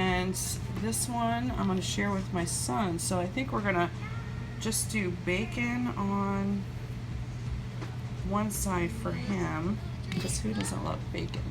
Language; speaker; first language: English; native; English